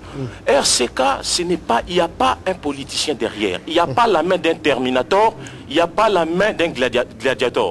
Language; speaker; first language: French; non-native, local second language; Lingala